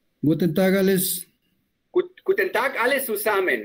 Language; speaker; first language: German; non-native, fluent; Spanish